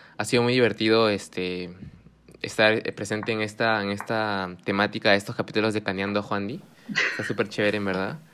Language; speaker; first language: Spanish; early bilingual, heritage; Spanish